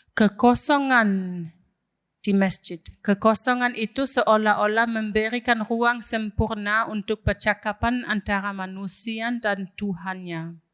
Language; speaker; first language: Indonesian; non-native, fluent; German